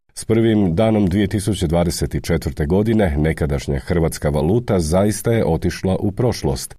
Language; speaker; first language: Croatian; native; Croatian